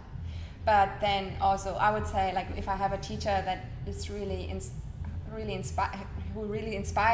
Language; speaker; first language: English; non-native, fluent; German